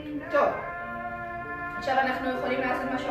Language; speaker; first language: Hebrew; native; Hebrew